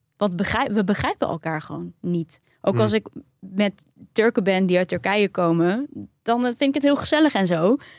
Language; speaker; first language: Dutch; early bilingual, other home language; Turkish